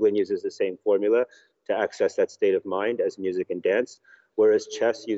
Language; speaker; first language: English; native; English